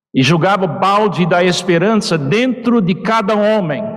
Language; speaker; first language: Portuguese; non-native, fluent; English